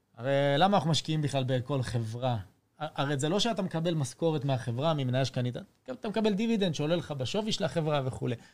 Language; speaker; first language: Hebrew; early bilingual, other home language; French